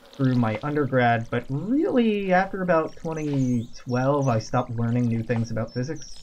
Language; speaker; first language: English; native; English